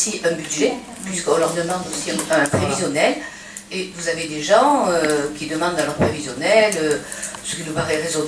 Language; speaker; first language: French; native; French